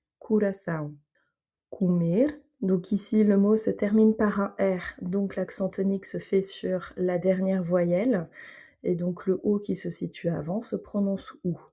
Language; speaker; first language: French; native; French